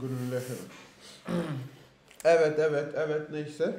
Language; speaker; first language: Turkish; non-native, learner; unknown